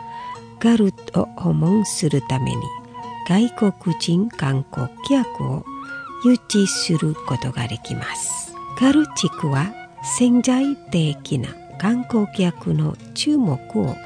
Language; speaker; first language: Japanese; non-native, fluent; Indonesian